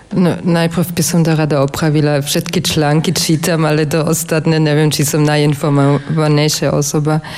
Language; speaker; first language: Slovak; non-native, fluent; German